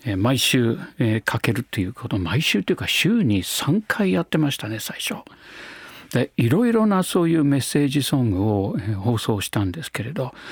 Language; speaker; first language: Japanese; non-native, fluent; English